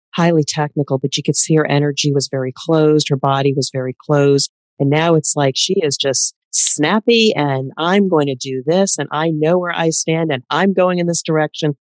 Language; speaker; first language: English; native; English